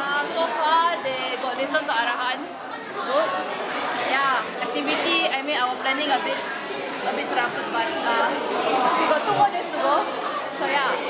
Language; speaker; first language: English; non-native, local second language; Malay